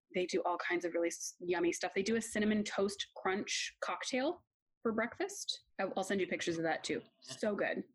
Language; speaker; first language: English; native; English